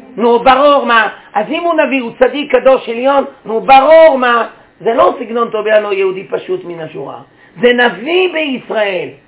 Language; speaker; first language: Hebrew; native; Hebrew